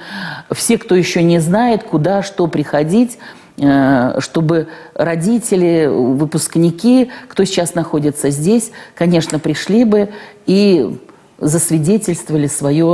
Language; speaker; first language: Russian; native; Russian